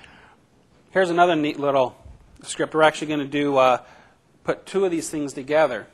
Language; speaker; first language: English; native; English